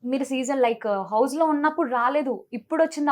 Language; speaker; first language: Telugu; native; Telugu